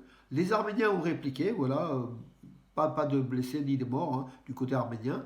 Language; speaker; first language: French; native; French